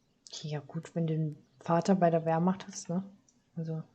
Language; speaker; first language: German; native; German